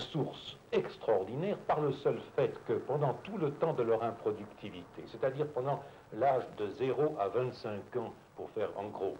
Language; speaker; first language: French; native; French